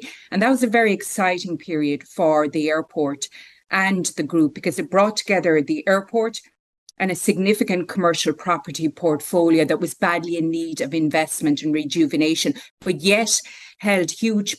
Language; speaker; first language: English; native; English